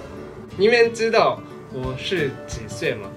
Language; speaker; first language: Chinese; non-native, fluent; Japanese